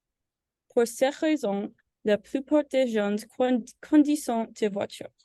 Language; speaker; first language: French; non-native, learner; English